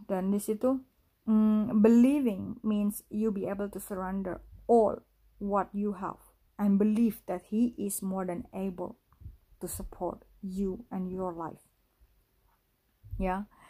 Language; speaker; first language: English; non-native, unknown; Indonesian